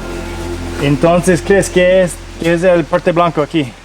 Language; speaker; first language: Spanish; non-native, learner; English